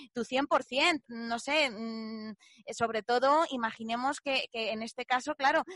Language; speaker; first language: Spanish; native; Spanish